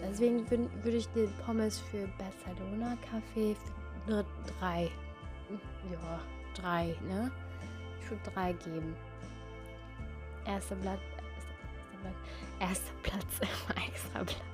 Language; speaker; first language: German; non-native, fluent; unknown